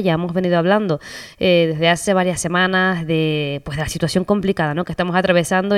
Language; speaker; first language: Spanish; native; Spanish